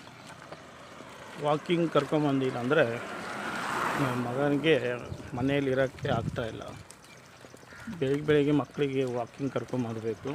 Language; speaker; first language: Kannada; non-native, local second language; Urdu